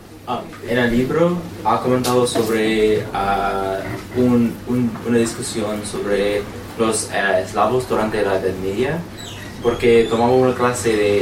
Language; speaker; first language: Spanish; non-native, learner; English